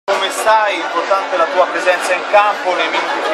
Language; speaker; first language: Italian; native; Italian